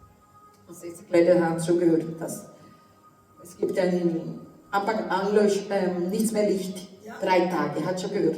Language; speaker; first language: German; non-native, learner; Portuguese